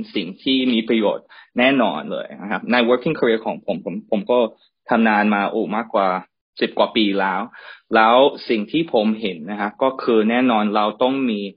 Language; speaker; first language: Thai; early bilingual, heritage; Thai